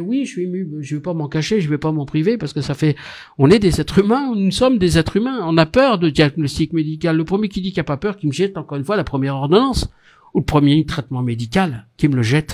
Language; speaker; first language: French; native; French